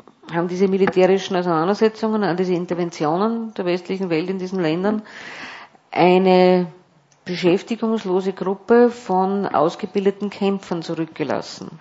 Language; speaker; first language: German; native; German